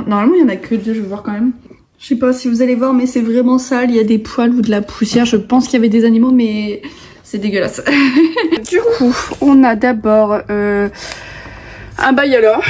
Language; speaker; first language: French; native; French